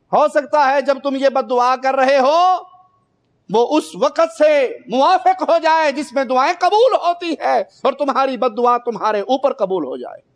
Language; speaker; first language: Urdu; non-native, local second language; Punjabi